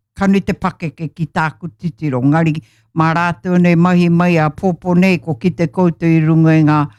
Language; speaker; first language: Māori; non-native, local second language; English